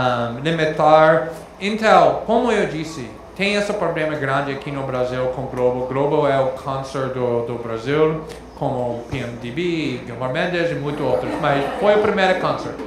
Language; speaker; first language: Portuguese; non-native, fluent; English